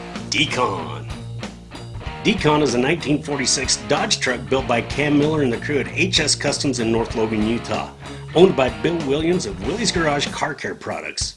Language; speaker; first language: English; native; English